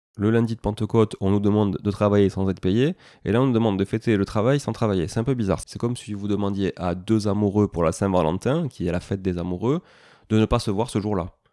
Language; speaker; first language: French; native; French